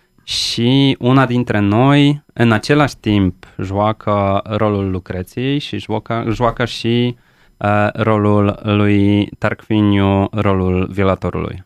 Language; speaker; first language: Romanian; non-native, fluent; Polish